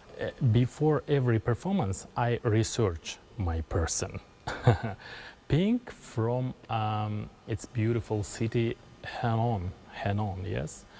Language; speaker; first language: English; non-native, learner; Kazakh